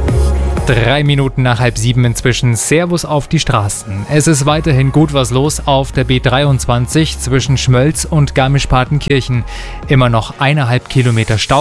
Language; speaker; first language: German; native; German